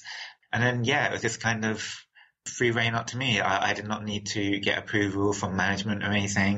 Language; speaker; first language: English; native; English